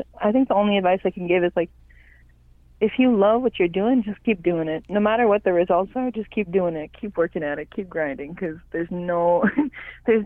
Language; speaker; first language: English; non-native, fluent; Cree